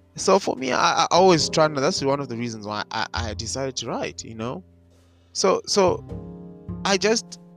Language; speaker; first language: English; non-native, local second language; Shona